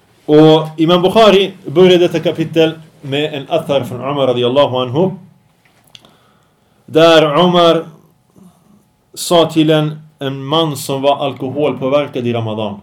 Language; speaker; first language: Swedish; early bilingual, other home language; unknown